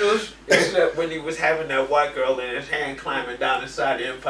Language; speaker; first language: English; native; English